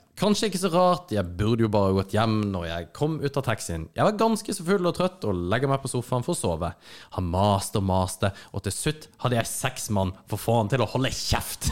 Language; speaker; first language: Norwegian; native; Norwegian